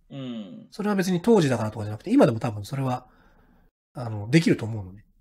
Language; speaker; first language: Japanese; native; Japanese